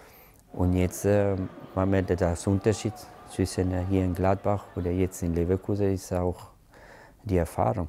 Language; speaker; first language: German; non-native, fluent; Italian